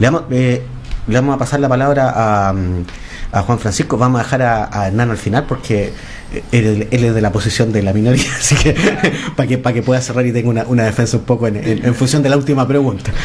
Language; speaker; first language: Spanish; native; Spanish